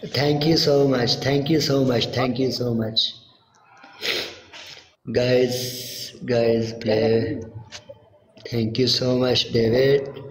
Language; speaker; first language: English; non-native, learner; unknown